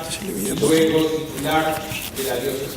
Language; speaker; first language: Spanish; native; Spanish